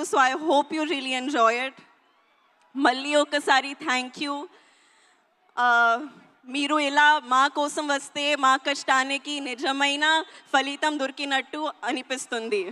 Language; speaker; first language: Telugu; non-native, local second language; Hindi